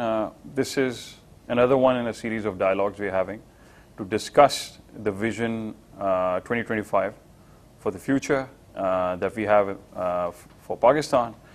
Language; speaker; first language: English; non-native, local second language; Urdu